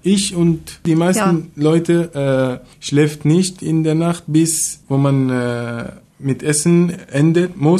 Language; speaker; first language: German; non-native, learner; Arabic